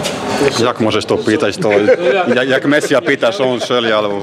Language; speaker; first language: Polish; non-native, fluent; Croatian